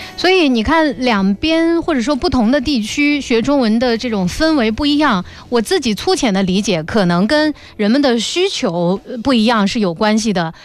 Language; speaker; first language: Chinese; native; Chinese